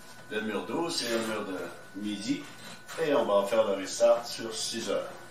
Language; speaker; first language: French; native; French